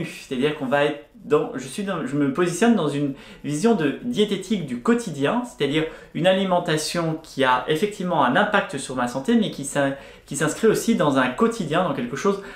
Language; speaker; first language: French; native; French